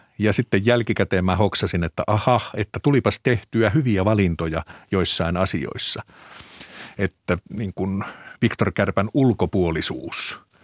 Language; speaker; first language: Finnish; native; Finnish